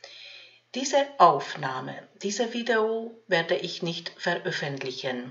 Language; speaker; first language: German; non-native, fluent; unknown